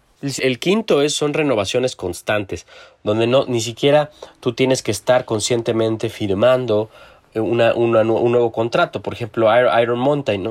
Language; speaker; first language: Spanish; native; Spanish